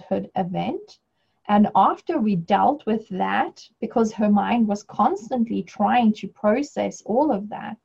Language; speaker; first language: English; native; English